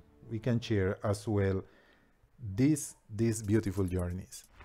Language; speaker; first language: English; non-native, fluent; Spanish